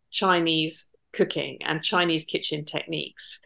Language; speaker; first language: English; native; English